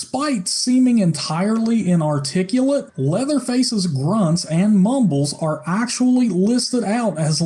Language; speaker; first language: English; native; English